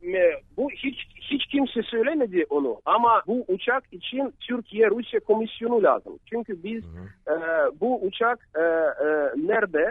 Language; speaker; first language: Turkish; non-native, fluent; Russian